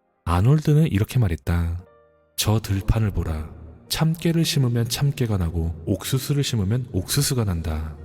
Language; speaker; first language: Korean; native; Korean